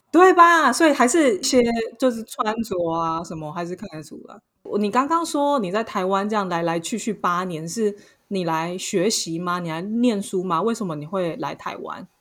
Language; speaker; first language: Chinese; native; Chinese